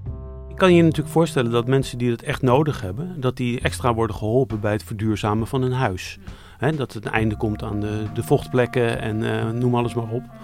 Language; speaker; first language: Dutch; native; Dutch